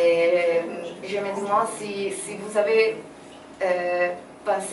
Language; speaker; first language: French; non-native, fluent; Italian